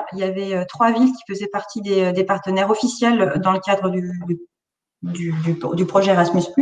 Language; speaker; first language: French; native; French